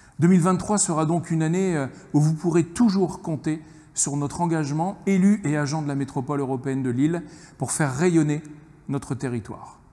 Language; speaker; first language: French; native; French